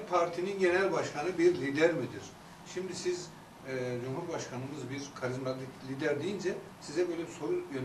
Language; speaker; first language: Turkish; native; Turkish